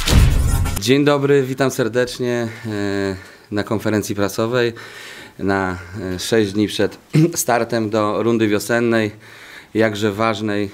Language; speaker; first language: Polish; native; Polish